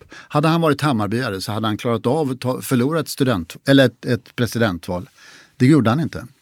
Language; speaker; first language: Swedish; native; Swedish